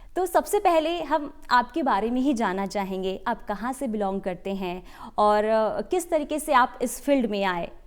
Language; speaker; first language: Hindi; native; Hindi